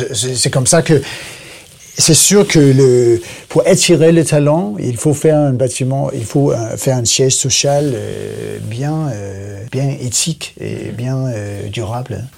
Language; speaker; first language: French; non-native, learner; Danish